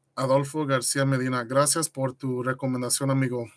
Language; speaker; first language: Spanish; early bilingual, other home language; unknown